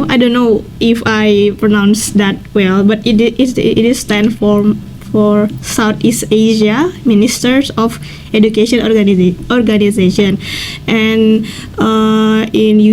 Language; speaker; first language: English; non-native, learner; Indonesian